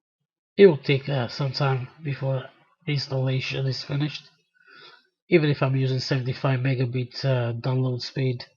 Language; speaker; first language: English; non-native, fluent; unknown